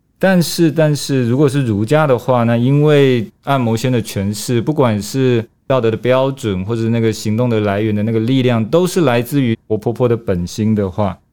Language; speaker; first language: Chinese; native; Chinese